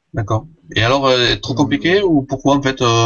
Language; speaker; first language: French; native; French